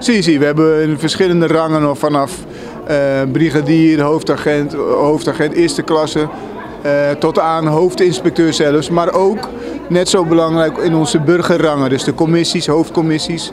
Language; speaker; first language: Dutch; non-native, local second language; Papiamento